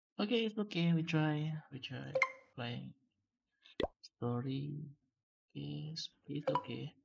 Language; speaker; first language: English; non-native, learner; Malay